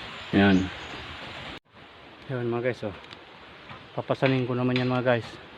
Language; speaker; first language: Filipino; non-native, local second language; Bikol